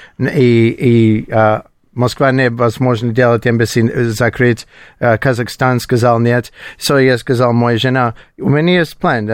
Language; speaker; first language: Russian; non-native, learner; English